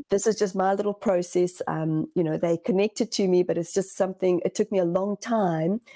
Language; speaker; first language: English; native; English